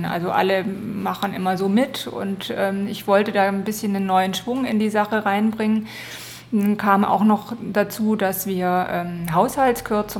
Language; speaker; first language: German; native; German